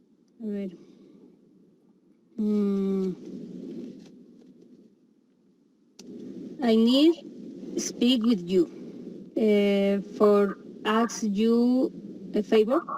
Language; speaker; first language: English; non-native, learner; Spanish